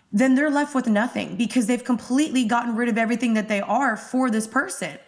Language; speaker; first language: English; native; English